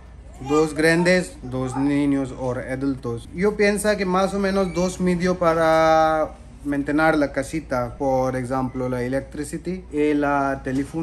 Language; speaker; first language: Spanish; non-native, learner; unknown